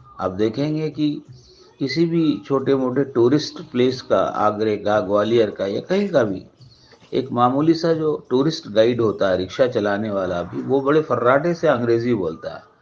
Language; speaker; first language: Hindi; native; Hindi